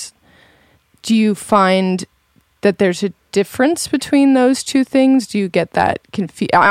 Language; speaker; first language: English; native; English